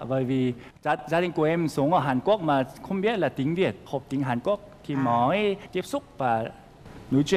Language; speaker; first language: Vietnamese; non-native, fluent; Korean